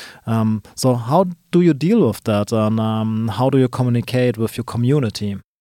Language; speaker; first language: English; non-native, fluent; German